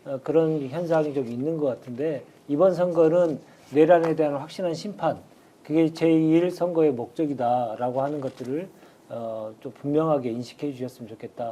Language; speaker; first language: Korean; native; Korean